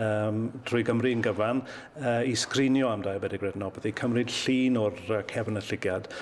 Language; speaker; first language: Welsh; native; Welsh